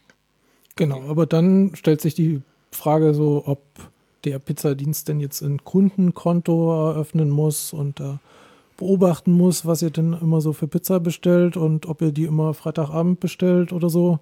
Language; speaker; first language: German; native; German